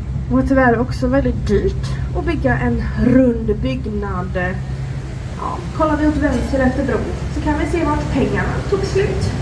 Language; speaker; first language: Swedish; native; Swedish